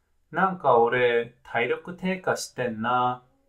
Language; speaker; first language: Japanese; native; Japanese